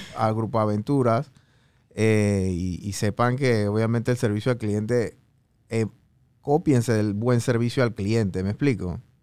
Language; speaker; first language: Spanish; native; Spanish